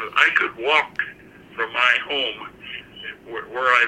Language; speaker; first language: English; native; English